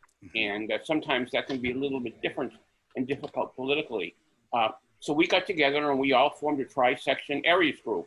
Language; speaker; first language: English; native; English